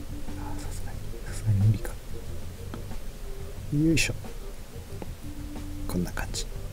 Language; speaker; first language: Japanese; native; Japanese